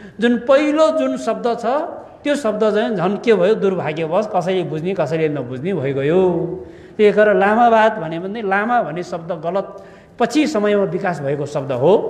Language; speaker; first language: Nepali; non-native, local second language; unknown